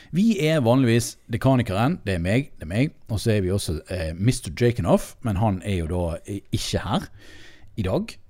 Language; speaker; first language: Norwegian; native; Norwegian